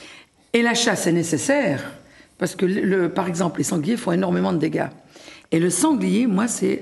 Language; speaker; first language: French; native; French